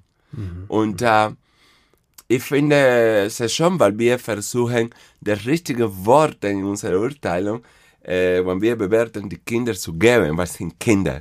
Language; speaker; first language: German; non-native, fluent; Spanish